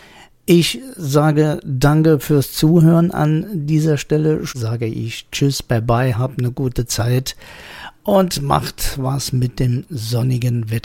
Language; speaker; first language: German; native; German